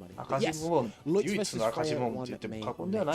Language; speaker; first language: Japanese; native; Japanese